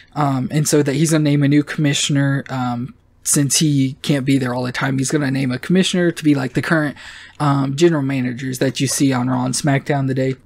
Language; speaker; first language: English; native; English